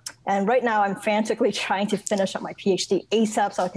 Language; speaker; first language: English; non-native, local second language; Cantonese